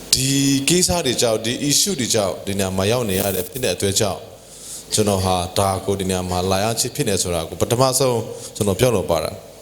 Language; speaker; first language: Burmese; non-native, local second language; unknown